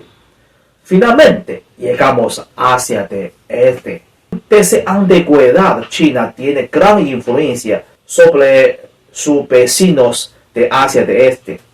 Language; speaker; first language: Spanish; non-native, learner; Chinese